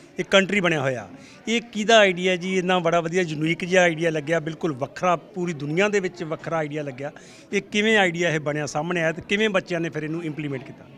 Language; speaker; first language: Punjabi; native; Punjabi